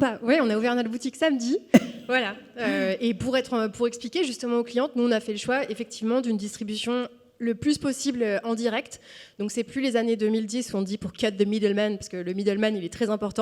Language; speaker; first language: French; native; French